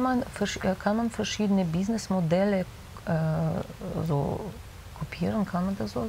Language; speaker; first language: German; non-native, fluent; Russian